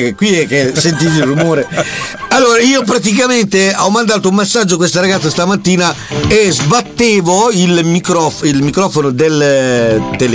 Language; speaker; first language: Italian; native; Italian